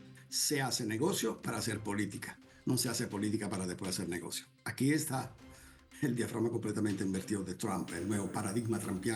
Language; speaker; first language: Spanish; non-native, fluent; Italian